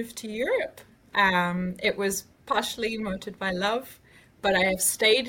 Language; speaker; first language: English; native; English